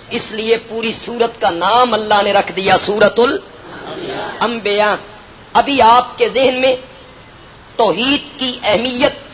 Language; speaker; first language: Urdu; non-native, local second language; Punjabi